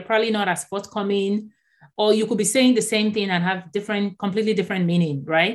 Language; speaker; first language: English; non-native, local second language; Yoruba